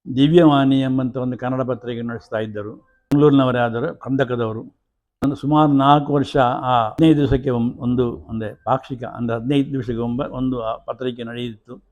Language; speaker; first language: Kannada; non-native, local second language; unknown